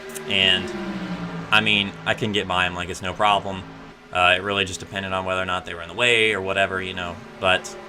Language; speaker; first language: English; native; English